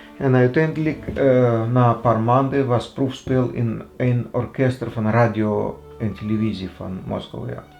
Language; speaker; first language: Dutch; non-native, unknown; Russian